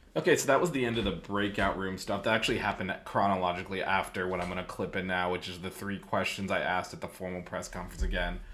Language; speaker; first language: English; native; English